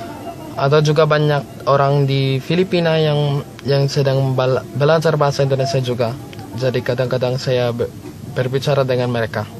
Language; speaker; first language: Indonesian; non-native, learner; Filipino